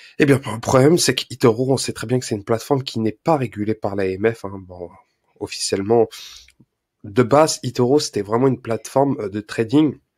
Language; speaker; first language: French; native; French